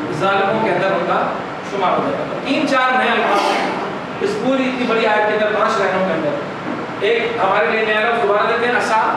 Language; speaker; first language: Urdu; non-native, local second language; Sindhi